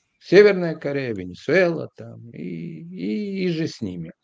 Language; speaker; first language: Russian; native; Russian